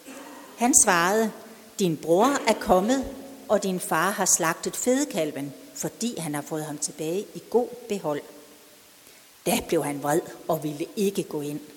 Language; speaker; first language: Danish; native; Danish